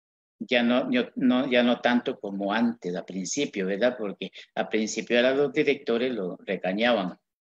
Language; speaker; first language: Spanish; non-native, local second language; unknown